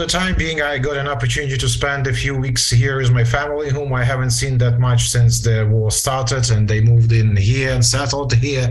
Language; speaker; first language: English; non-native, fluent; Ukrainian